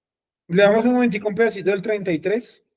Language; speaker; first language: Spanish; native; Spanish